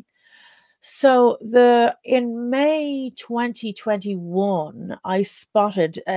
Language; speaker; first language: English; native; English